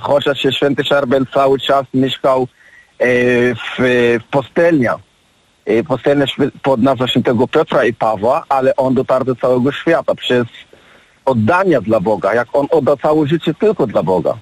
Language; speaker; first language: Polish; non-native, learner; Arabic